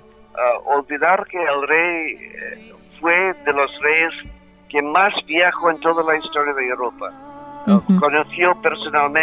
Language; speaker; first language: Spanish; non-native, fluent; English